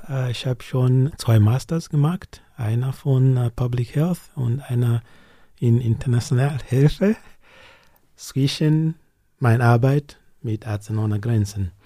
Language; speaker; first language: German; non-native, learner; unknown